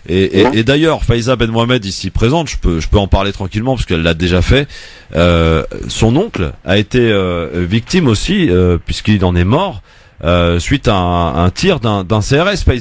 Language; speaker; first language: French; native; French